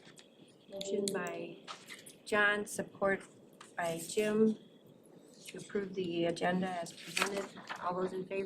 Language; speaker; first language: English; native; English